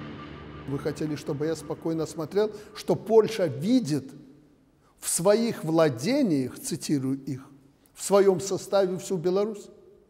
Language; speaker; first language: Russian; native; Russian